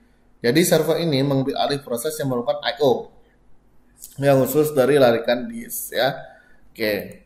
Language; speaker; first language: Indonesian; native; Indonesian